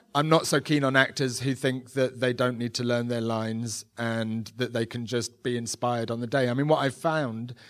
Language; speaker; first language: English; native; English